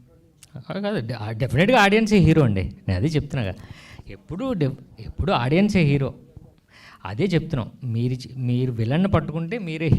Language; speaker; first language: Telugu; native; Telugu